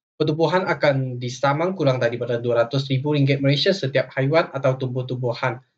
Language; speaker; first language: Malay; non-native, local second language; Chinese